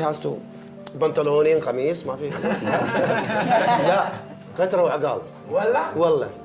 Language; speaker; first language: Arabic; native; Arabic